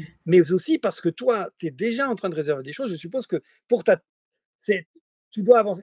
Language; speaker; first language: French; native; French